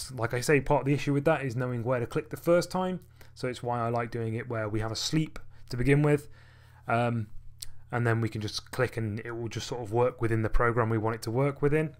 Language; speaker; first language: English; native; English